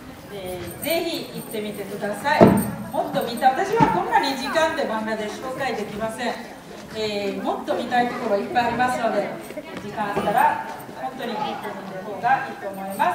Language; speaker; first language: Japanese; non-native, fluent; Bangla